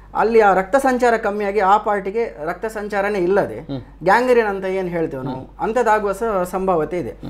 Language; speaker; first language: Kannada; non-native, local second language; Tulu